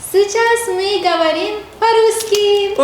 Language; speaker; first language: Russian; non-native, learner; Persian